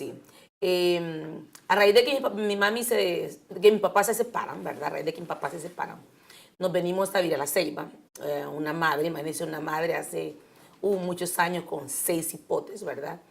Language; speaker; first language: Spanish; native; Spanish